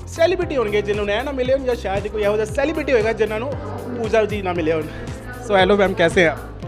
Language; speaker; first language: Hindi; non-native, local second language; Punjabi